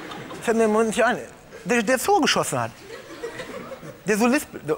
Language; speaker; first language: German; native; German